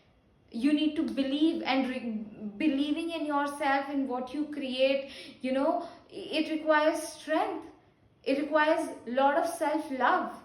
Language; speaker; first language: English; non-native, local second language; Hindi